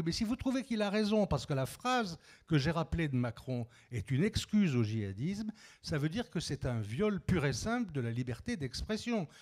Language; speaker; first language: French; native; French